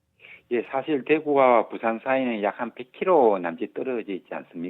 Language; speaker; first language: Korean; native; Korean